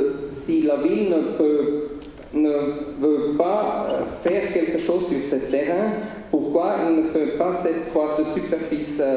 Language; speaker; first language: French; non-native, local second language; Swiss German